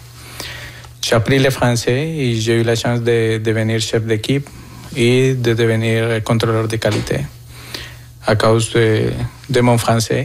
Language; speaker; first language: French; non-native, fluent; Spanish